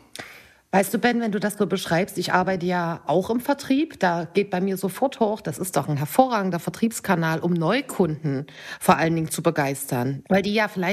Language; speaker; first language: German; native; German